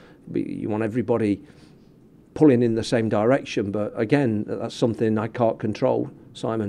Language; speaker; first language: English; native; English